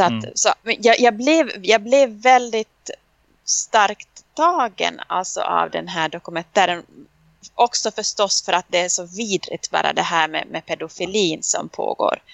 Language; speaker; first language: Swedish; native; Swedish